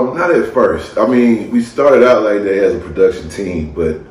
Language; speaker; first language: English; native; English